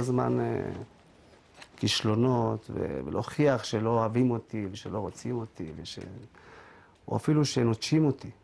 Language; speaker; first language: Hebrew; native; Hebrew